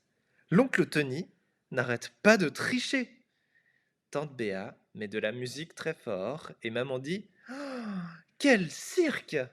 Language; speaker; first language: French; non-native, fluent; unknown